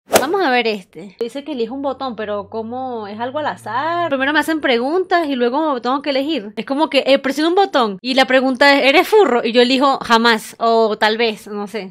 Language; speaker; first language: Spanish; native; Spanish